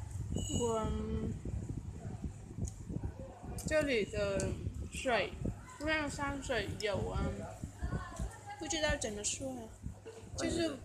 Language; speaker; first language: Chinese; non-native, learner; Vietnamese